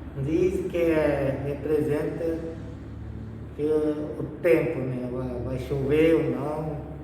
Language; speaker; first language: Portuguese; non-native, local second language; Guarani